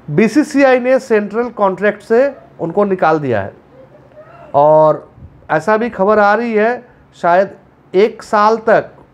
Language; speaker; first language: Hindi; non-native, local second language; Bangla